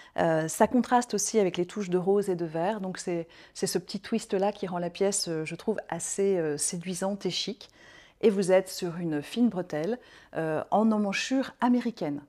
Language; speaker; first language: French; native; French